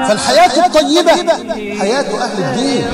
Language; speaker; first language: Arabic; native; Arabic